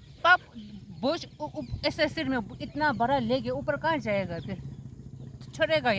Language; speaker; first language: Hindi; non-native, local second language; Tibetan